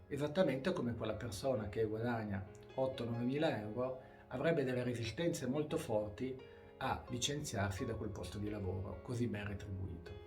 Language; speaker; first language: Italian; native; Italian